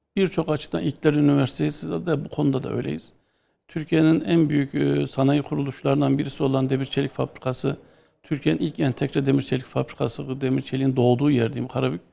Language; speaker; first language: Turkish; native; Turkish